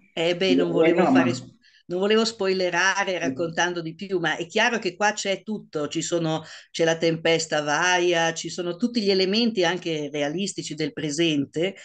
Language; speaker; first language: Italian; native; Italian